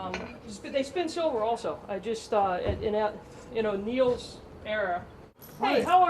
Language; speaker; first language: English; native; English